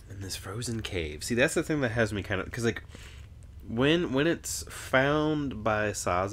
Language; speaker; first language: English; native; English